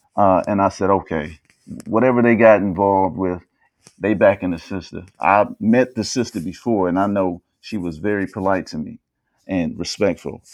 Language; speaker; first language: English; native; English